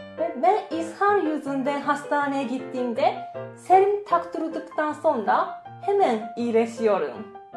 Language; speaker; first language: Turkish; non-native, learner; Japanese